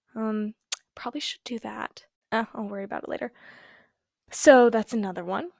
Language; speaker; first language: English; native; English